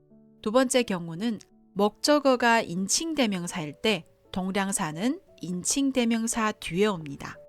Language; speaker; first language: Korean; non-native, fluent; Chinese